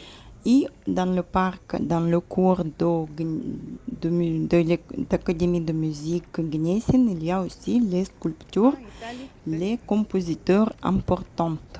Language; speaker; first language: French; non-native, fluent; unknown